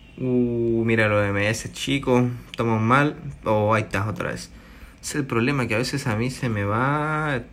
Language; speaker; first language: Spanish; native; Spanish